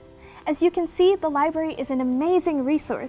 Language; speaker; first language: English; native; English